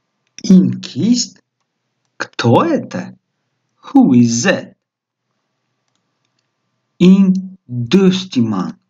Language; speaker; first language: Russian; non-native, local second language; Tajik